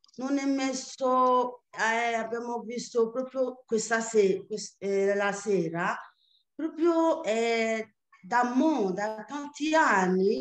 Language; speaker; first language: Italian; non-native, learner; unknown